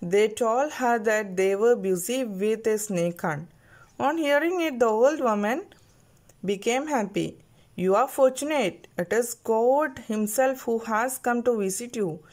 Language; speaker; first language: English; non-native, local second language; Malayalam